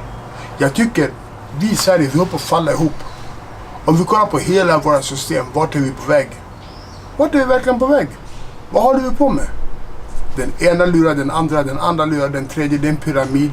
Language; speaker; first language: Swedish; non-native, fluent; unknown